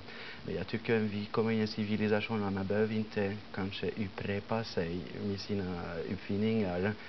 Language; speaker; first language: Swedish; non-native, fluent; French